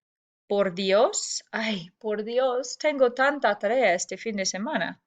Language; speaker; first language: Spanish; non-native, fluent; English